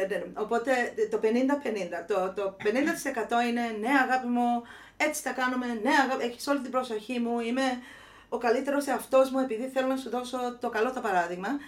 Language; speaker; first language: Greek; early bilingual, heritage; Greek